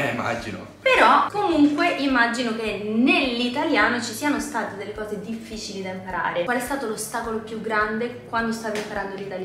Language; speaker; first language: Italian; native; Italian